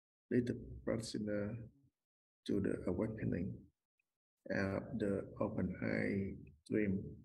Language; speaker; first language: English; non-native, learner; Vietnamese